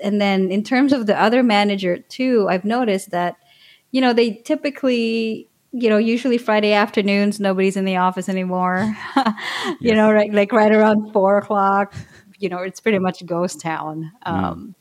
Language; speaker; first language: English; non-native, local second language; Filipino